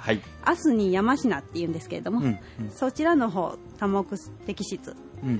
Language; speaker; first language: Japanese; native; Japanese